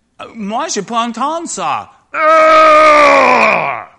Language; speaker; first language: French; non-native, learner; English